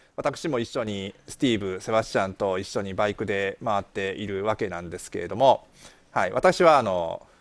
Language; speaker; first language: Japanese; native; Japanese